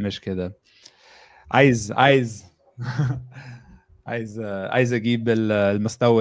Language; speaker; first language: Arabic; non-native, fluent; English